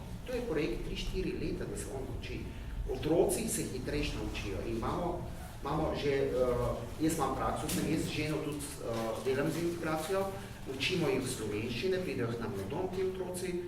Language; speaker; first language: Slovenian; early bilingual, heritage; Arabic